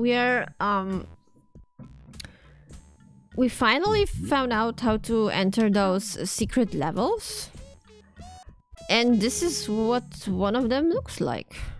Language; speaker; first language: English; non-native, fluent; German